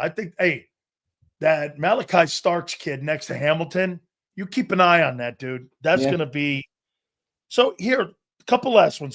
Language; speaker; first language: English; native; English